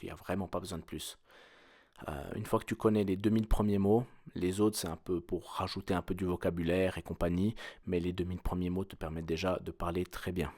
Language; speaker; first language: French; native; French